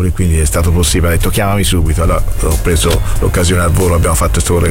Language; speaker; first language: Italian; native; Italian